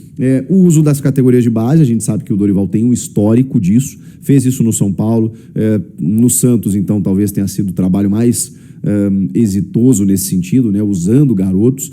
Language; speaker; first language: Portuguese; native; Portuguese